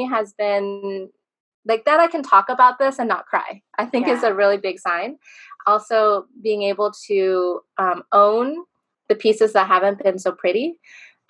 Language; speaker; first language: English; native; English